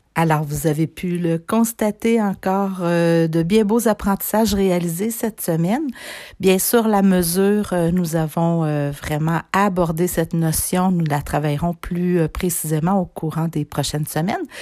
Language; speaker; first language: French; native; French